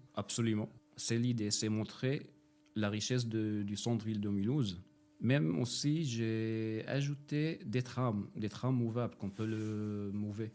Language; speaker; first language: French; non-native, fluent; Arabic